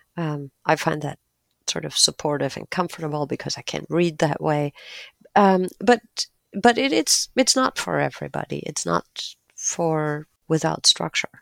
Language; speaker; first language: English; non-native, fluent; German